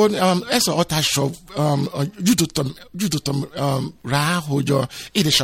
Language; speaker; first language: Hungarian; non-native, fluent; Yoruba